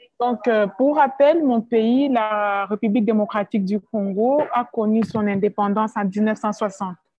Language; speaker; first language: French; non-native, local second language; Swahili